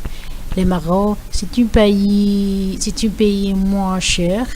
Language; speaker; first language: French; non-native, learner; Spanish